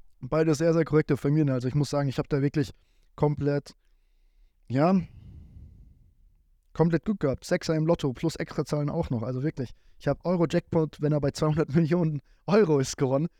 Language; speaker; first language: German; native; German